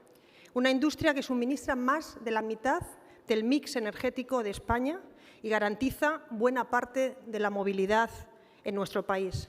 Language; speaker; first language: Spanish; native; Spanish